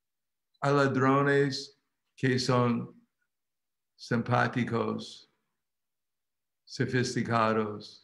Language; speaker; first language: Spanish; non-native, fluent; English